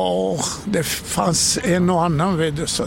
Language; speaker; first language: Swedish; non-native, fluent; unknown